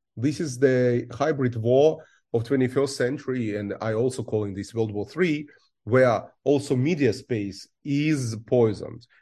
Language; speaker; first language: English; non-native, fluent; Russian